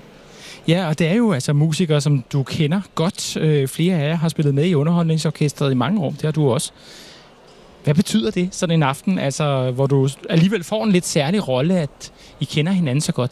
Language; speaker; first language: Danish; native; Danish